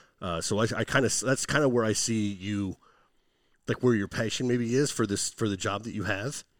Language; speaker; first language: English; native; English